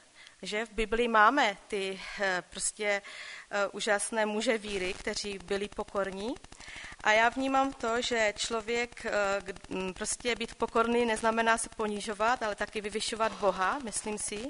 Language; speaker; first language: Czech; non-native, local second language; Polish